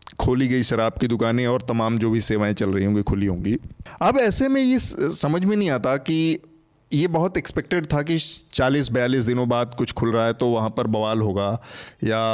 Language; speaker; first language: Hindi; native; Hindi